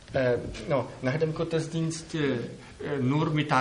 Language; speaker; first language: German; non-native, learner; Czech